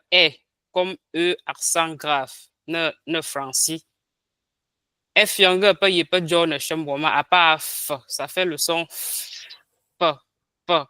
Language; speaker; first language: French; non-native, local second language; Ghomala